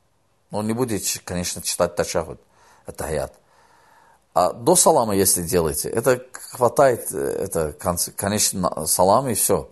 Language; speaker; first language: Russian; non-native, fluent; Azerbaijani